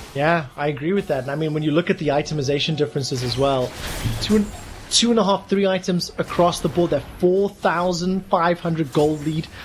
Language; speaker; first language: English; native; English